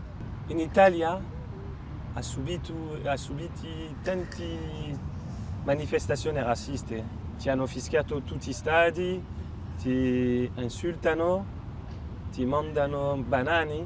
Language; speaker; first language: Italian; non-native, fluent; French